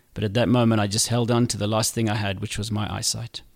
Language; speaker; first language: English; native; English